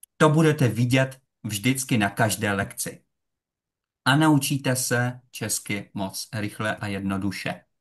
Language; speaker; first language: Czech; non-native, fluent; Russian